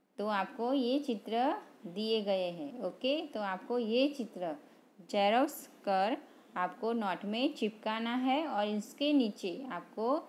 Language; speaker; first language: Hindi; non-native, local second language; Gujarati